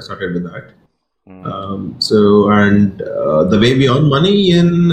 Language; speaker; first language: English; non-native, local second language; Kannada